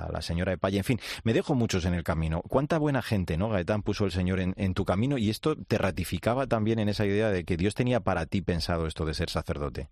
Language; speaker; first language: Spanish; native; Spanish